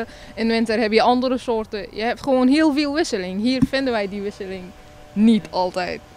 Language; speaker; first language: Dutch; non-native, fluent; Arabic